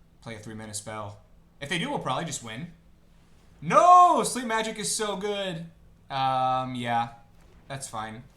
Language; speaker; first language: English; native; English